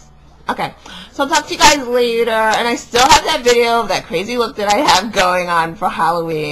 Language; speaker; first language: English; native; English